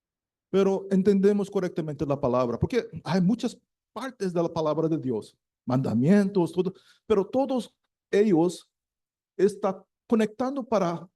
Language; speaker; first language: Spanish; non-native, learner; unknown